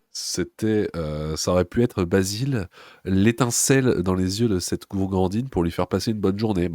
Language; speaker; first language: French; native; French